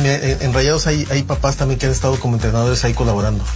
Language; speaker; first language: Spanish; native; Spanish